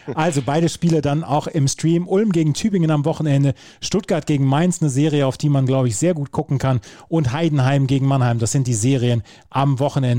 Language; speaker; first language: German; native; German